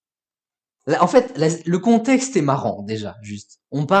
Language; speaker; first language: French; native; French